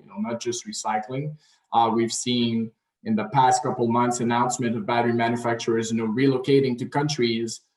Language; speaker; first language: English; non-native, local second language; French